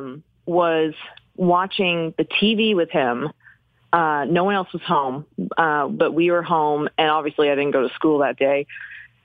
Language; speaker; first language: English; native; English